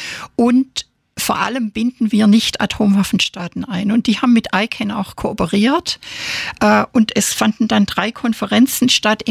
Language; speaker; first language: German; native; German